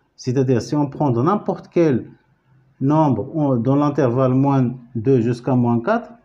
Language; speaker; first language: French; non-native, local second language; Arabic